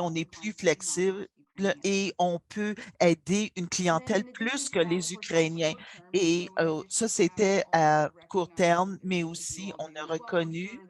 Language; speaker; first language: French; non-native, local second language; English